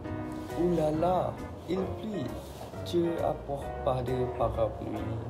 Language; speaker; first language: French; non-native, learner; Malay